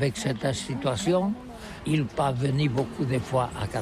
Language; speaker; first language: French; non-native, learner; Catalan